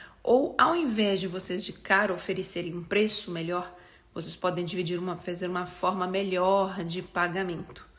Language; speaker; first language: Portuguese; native; Portuguese